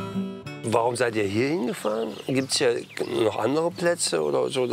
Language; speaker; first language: German; native; German